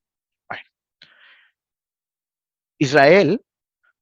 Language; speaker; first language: Spanish; native; Spanish